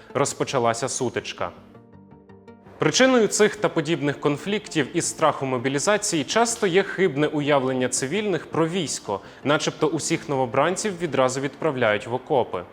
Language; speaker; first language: Ukrainian; native; Ukrainian